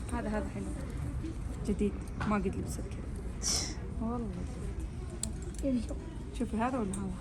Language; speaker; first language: Arabic; early bilingual, other home language; Hindi